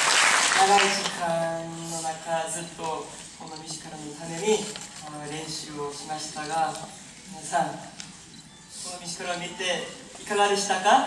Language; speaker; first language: Japanese; non-native, fluent; Korean